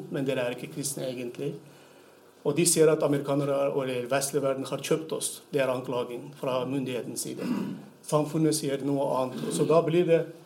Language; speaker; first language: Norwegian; non-native, fluent; Turkmen